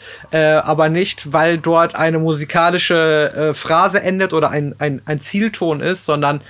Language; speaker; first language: German; native; German